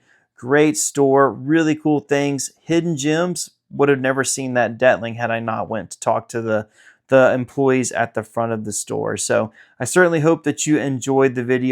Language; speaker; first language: English; native; English